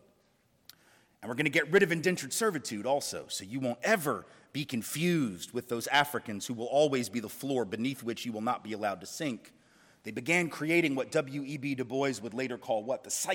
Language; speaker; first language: English; native; English